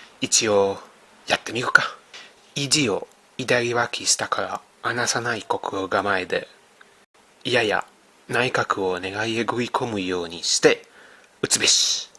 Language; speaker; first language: Japanese; non-native, fluent; Italian